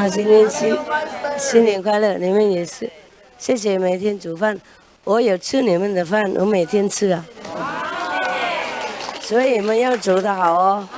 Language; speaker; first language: Chinese; non-native, fluent; Vietnamese